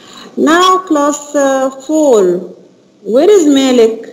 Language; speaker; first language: English; non-native, learner; Arabic